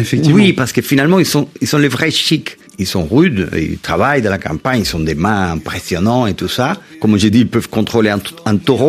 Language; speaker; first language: French; non-native, fluent; Spanish